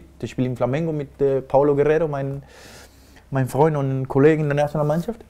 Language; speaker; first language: German; non-native, fluent; Spanish